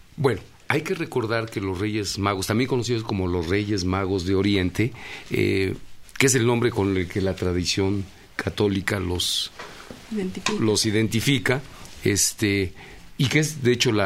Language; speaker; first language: Spanish; native; Spanish